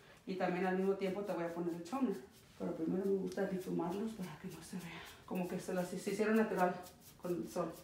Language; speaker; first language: Spanish; early bilingual, heritage; Spanish